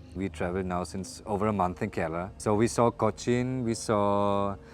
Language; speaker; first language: English; non-native, fluent; German